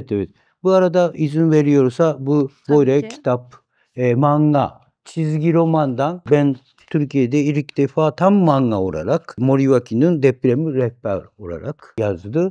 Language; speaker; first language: Turkish; non-native, fluent; Japanese